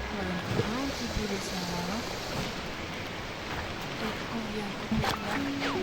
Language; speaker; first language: French; non-native, fluent; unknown